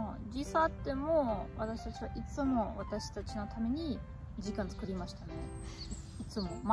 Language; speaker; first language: Japanese; non-native, learner; German